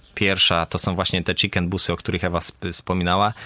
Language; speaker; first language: Polish; native; Polish